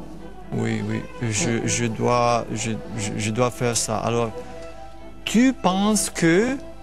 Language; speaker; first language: French; non-native, fluent; Romanian